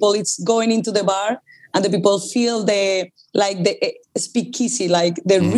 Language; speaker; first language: English; non-native, learner; Spanish